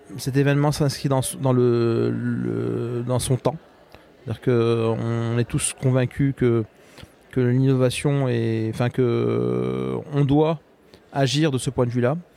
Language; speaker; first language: French; non-native, local second language; Arabic